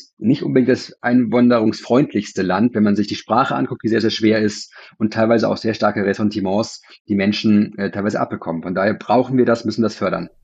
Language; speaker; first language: German; native; German